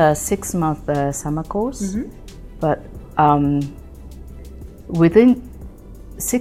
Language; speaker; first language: English; non-native, fluent; Japanese